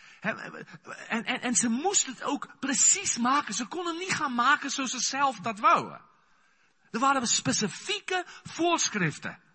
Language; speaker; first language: Dutch; non-native, fluent; Afrikaans